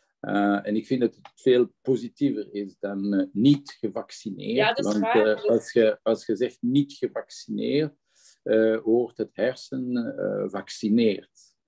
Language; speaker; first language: Dutch; non-native, local second language; French